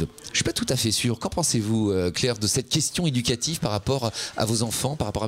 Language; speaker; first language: French; native; French